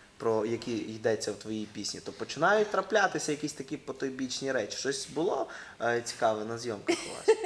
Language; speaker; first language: Ukrainian; native; Ukrainian